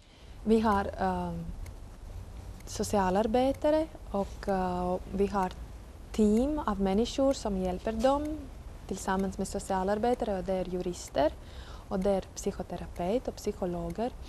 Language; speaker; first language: Swedish; non-native, fluent; Latvian